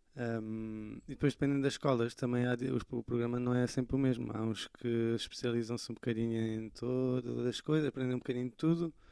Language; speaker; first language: Portuguese; early bilingual, other home language; French